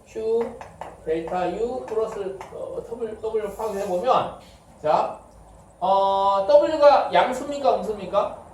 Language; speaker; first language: Korean; native; Korean